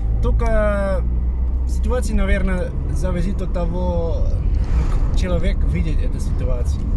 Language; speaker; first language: Russian; non-native, learner; Dutch